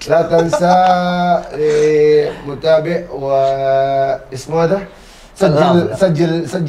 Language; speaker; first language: Arabic; non-native, learner; Indonesian